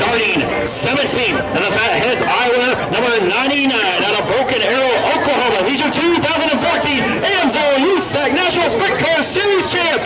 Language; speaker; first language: English; native; English